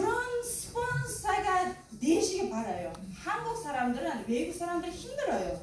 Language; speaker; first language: Korean; non-native, learner; Uzbek